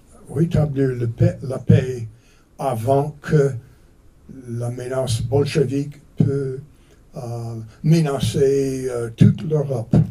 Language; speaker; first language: French; non-native, fluent; English